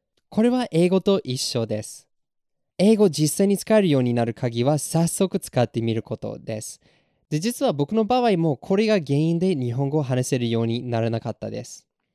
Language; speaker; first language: Japanese; non-native, fluent; English